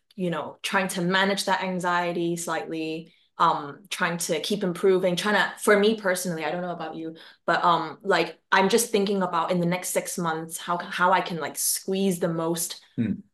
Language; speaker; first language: English; non-native, local second language; Cantonese